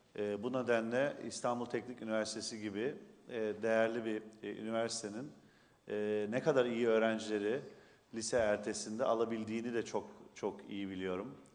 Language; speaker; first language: Turkish; native; Turkish